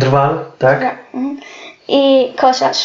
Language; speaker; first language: Polish; non-native, learner; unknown